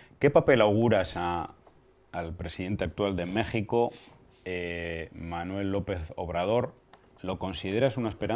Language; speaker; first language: Spanish; native; Spanish